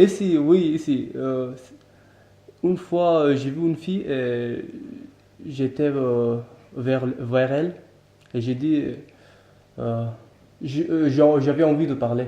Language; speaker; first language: French; non-native, learner; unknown